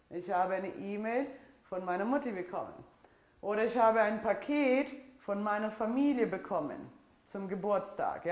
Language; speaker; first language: German; non-native, fluent; Italian